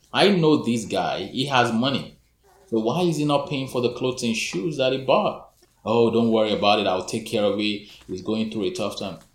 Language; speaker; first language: English; non-native, local second language; Yoruba